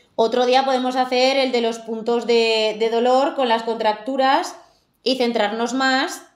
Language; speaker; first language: Spanish; native; Spanish